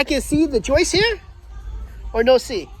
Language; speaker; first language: English; non-native, learner; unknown